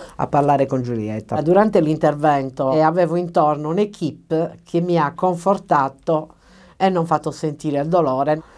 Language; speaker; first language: Italian; native; Italian